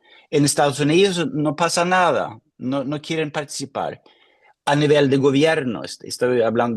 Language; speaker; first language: Spanish; non-native, fluent; Swedish